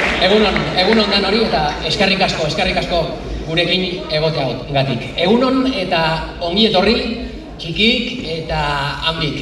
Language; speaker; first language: Basque; native; Basque